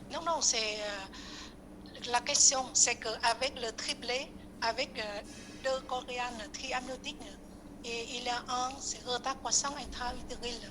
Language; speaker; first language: French; non-native, learner; Vietnamese